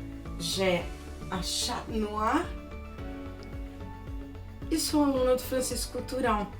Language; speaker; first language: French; non-native, learner; Portuguese